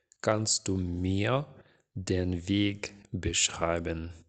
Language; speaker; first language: German; non-native, fluent; Ukrainian